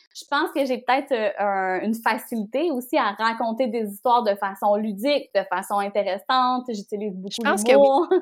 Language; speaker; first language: French; native; French